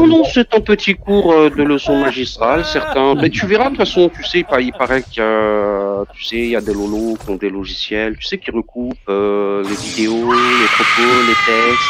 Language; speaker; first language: French; native; French